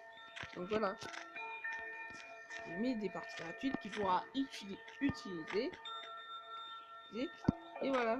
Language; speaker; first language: French; native; French